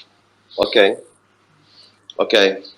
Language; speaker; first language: English; non-native, learner; Portuguese